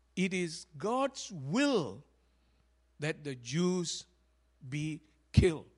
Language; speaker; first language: English; non-native, local second language; Tamil